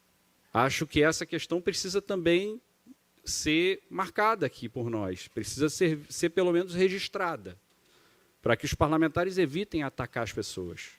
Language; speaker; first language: Portuguese; native; Portuguese